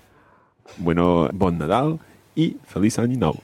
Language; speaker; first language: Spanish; non-native, fluent; English